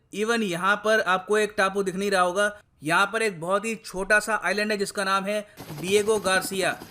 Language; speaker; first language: Hindi; native; Hindi